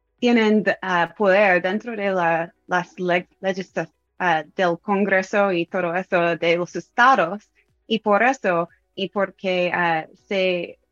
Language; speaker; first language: Spanish; non-native, fluent; English